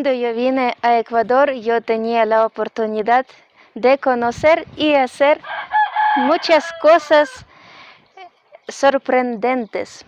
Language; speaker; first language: Spanish; non-native, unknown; Russian